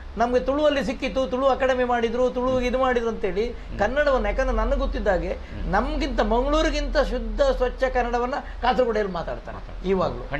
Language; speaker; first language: Kannada; non-native, local second language; Tulu